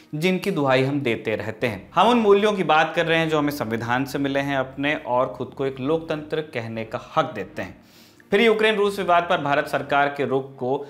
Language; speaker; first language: Hindi; native; Hindi